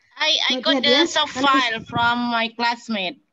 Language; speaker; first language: English; non-native, learner; Indonesian